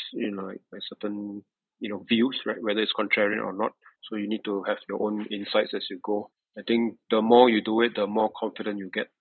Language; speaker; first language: English; native; English